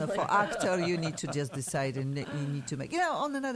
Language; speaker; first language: English; non-native, fluent; Polish